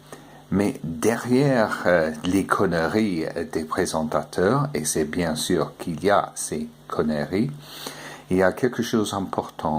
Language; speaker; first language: French; non-native, fluent; English